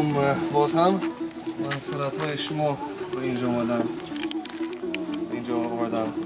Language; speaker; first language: Persian; non-native, learner; English